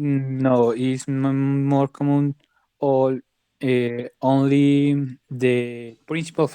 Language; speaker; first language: English; non-native, learner; Spanish